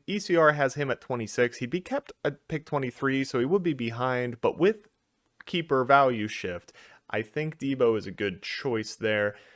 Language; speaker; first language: English; native; English